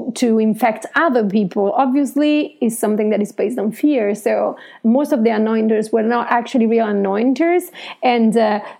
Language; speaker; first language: English; non-native, fluent; Italian